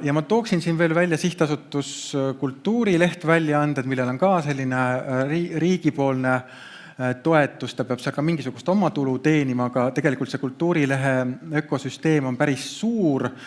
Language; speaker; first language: Estonian; native; Estonian